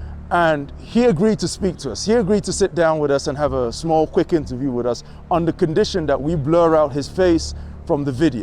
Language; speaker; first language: English; non-native, fluent; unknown